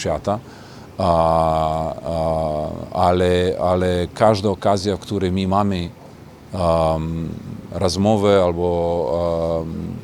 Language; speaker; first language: Polish; non-native, fluent; Serbian